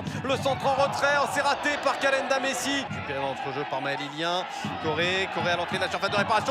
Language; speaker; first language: French; native; French